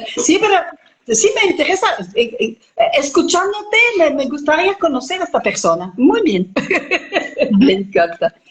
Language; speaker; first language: Spanish; non-native, fluent; French